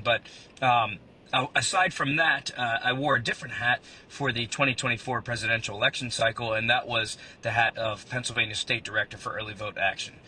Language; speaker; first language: English; native; English